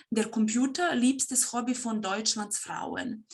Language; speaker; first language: German; non-native, fluent; Serbian